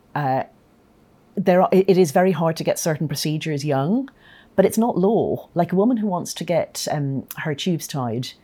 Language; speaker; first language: English; native; English